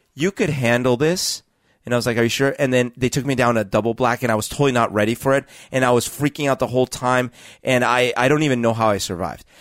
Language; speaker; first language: English; non-native, fluent; Spanish